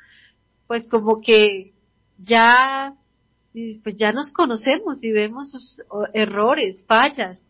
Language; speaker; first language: Spanish; native; Spanish